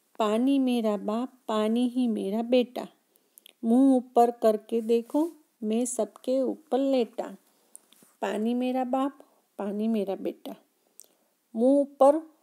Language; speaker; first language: Hindi; non-native, local second language; Gujarati